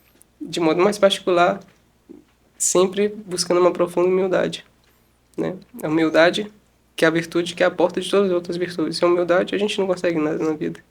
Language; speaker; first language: Portuguese; native; Portuguese